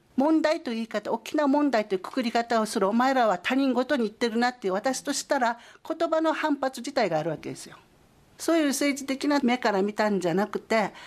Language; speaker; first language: Japanese; native; Japanese